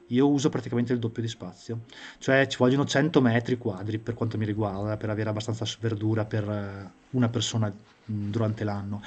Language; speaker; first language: Italian; native; Italian